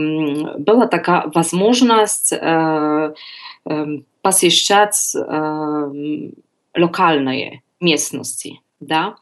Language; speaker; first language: Russian; non-native, learner; Polish